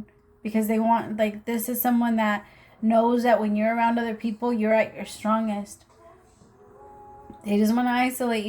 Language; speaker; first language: English; native; English